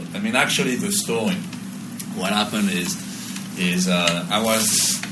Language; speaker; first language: English; non-native, fluent; French